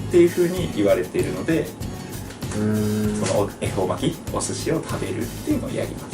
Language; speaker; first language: Japanese; native; Japanese